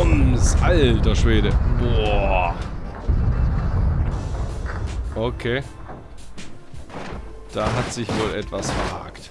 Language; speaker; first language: German; native; German